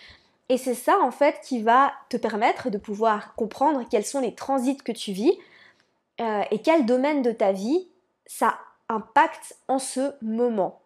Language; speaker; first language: French; native; French